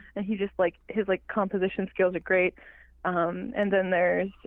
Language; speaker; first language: English; non-native, fluent; Cree